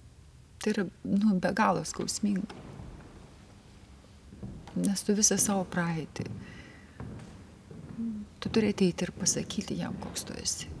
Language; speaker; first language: Lithuanian; native; Lithuanian